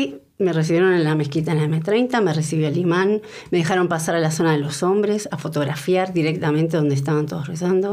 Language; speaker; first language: Spanish; native; Spanish